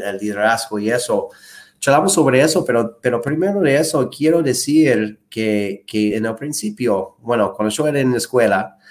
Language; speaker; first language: Spanish; non-native, fluent; English